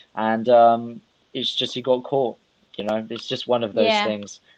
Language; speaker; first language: English; non-native, fluent; Russian